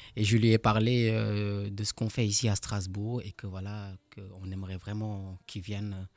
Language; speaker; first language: French; non-native, local second language; Wolof